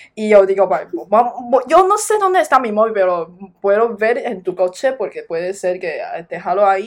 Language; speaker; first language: Spanish; non-native, learner; Chinese